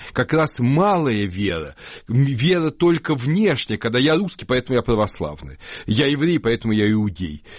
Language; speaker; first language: Russian; native; Russian